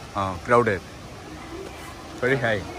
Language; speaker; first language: English; non-native, local second language; Tamil